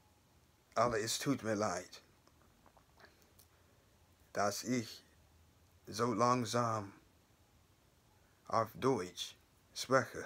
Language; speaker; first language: German; non-native, learner; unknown